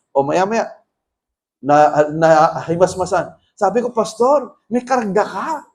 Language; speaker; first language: Filipino; native; Filipino